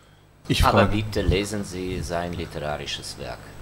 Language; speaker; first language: German; non-native, fluent; Ukrainian